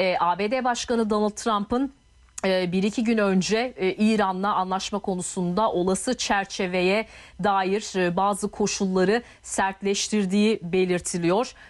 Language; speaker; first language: Turkish; native; Turkish